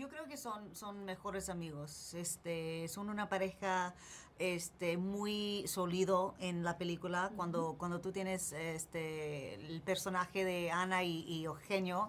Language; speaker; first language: Spanish; early bilingual, heritage; English